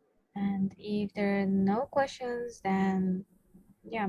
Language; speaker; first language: English; non-native, fluent; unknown